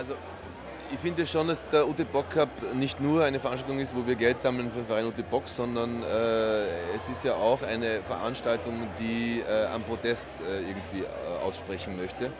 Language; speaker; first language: German; native; German